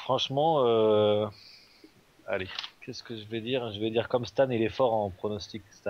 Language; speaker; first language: French; native; French